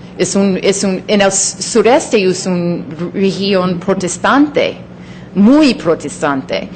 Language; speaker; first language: Spanish; non-native, fluent; English